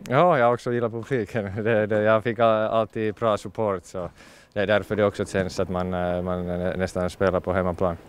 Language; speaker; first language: Swedish; non-native, fluent; Finnish